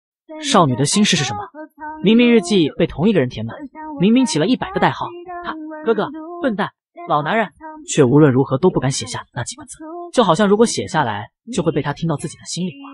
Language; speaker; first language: Chinese; native; Chinese